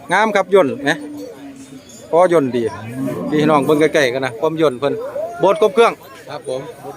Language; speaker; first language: Thai; native; Thai